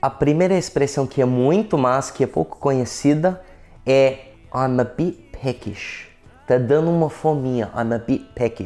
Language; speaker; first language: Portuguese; non-native, fluent; English